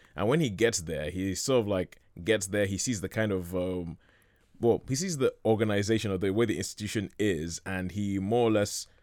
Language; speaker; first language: English; non-native, local second language; Yoruba